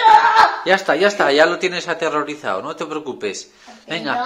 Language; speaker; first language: Spanish; native; Spanish